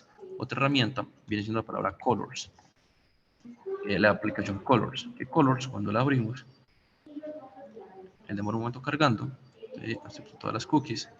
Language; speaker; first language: Spanish; native; Spanish